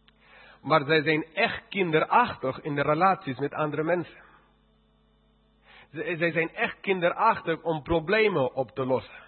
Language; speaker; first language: Dutch; non-native, fluent; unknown